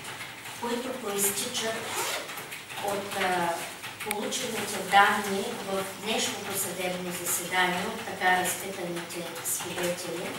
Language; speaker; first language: Bulgarian; native; Bulgarian